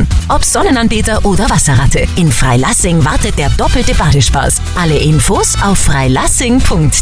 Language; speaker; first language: German; native; German